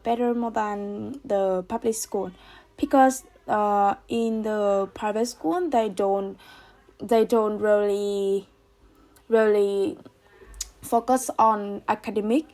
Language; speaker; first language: English; non-native, learner; Vietnamese